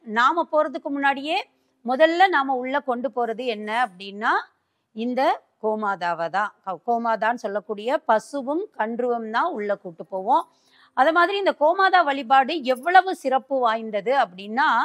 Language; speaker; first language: Tamil; native; Tamil